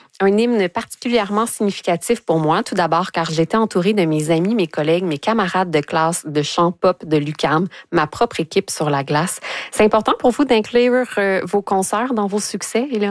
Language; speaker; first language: French; native; French